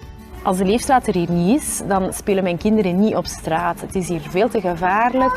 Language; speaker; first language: Dutch; native; Dutch